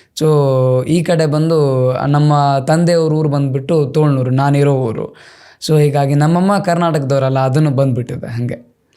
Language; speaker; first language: Kannada; native; Kannada